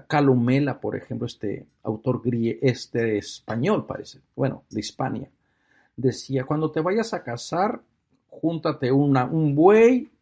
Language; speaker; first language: Spanish; native; Spanish